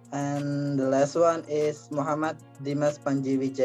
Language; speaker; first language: English; non-native, learner; Indonesian